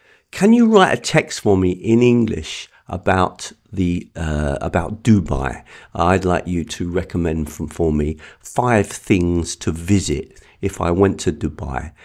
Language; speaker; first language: English; native; English